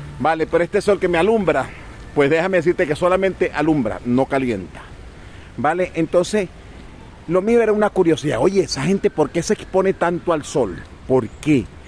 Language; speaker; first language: Spanish; native; Spanish